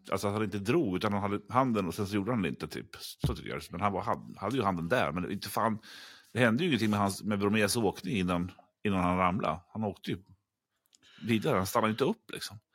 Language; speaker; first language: Swedish; native; Swedish